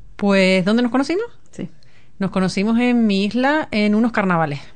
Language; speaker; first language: Spanish; native; Spanish